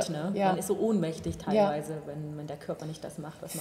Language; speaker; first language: German; native; German